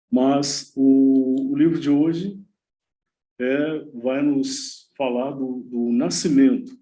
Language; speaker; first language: Portuguese; native; Portuguese